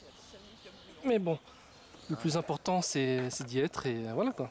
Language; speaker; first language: French; native; French